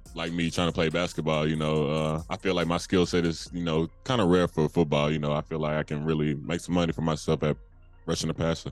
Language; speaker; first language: English; native; English